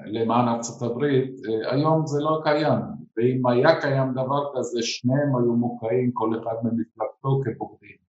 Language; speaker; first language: Hebrew; non-native, fluent; Spanish